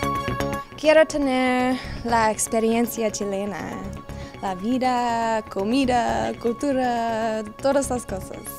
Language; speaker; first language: Spanish; non-native, learner; English